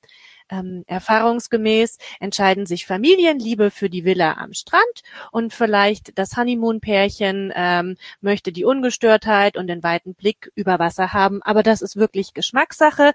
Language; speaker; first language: German; native; German